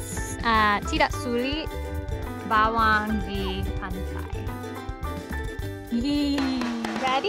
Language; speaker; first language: Indonesian; non-native, learner; English